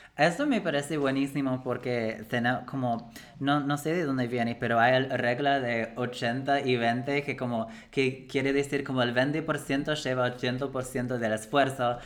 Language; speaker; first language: Spanish; non-native, fluent; English